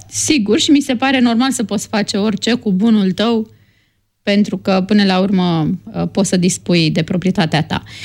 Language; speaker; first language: Romanian; native; Romanian